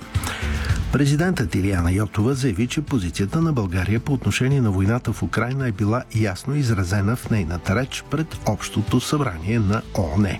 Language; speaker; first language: Bulgarian; native; Bulgarian